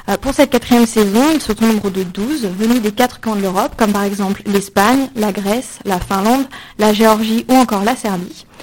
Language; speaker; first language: French; native; French